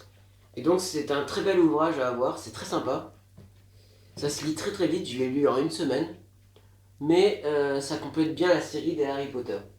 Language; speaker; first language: French; native; French